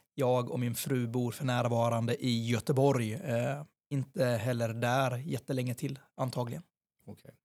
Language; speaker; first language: Swedish; early bilingual, other home language; Persian